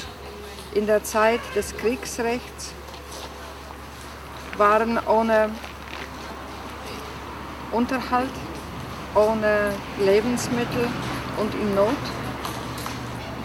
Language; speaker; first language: German; non-native, fluent; Polish